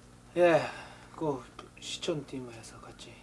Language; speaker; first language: Korean; early bilingual, heritage; Japanese